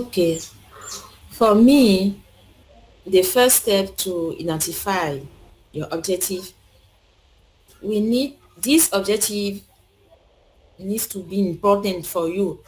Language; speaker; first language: English; non-native, learner; French